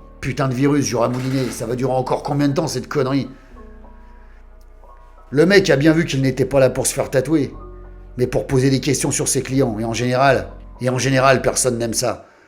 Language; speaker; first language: French; native; French